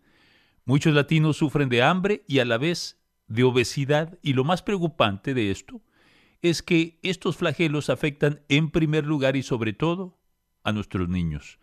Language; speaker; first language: Spanish; native; Spanish